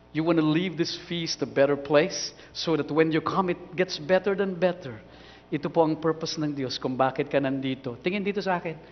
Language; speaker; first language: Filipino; non-native, local second language; Cebuano